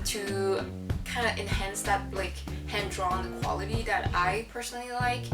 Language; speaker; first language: English; non-native, local second language; French